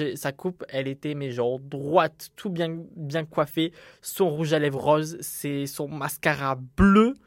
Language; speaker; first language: French; native; French